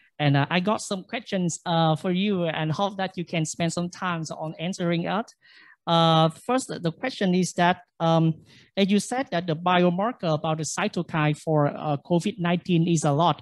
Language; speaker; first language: English; non-native, fluent; Vietnamese